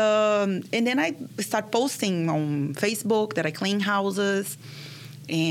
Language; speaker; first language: English; non-native, fluent; Portuguese